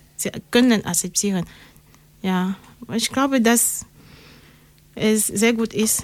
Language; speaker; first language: German; non-native, learner; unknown